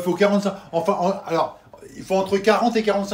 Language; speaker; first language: French; native; French